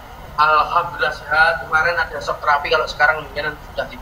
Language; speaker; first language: Indonesian; native; Indonesian